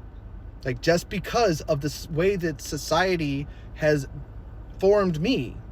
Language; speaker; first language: English; native; English